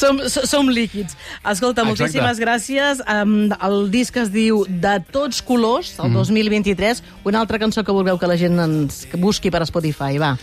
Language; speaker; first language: Catalan; native; Catalan